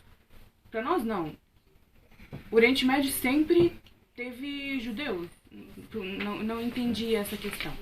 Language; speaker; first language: Portuguese; non-native, fluent; Arabic